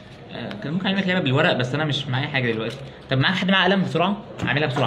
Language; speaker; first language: Arabic; native; Arabic